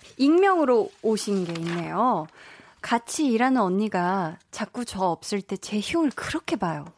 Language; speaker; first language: Korean; native; Korean